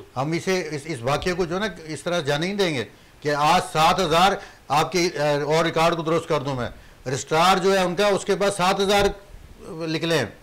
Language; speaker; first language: Urdu; native; Urdu